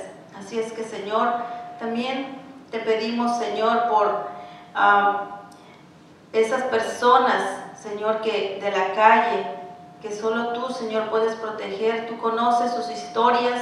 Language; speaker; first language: Spanish; native; Spanish